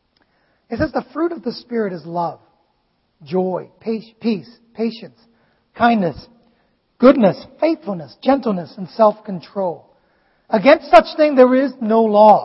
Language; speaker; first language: English; non-native, fluent; Vietnamese